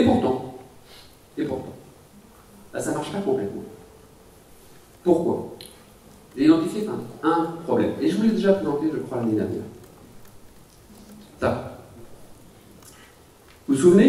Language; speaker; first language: French; native; French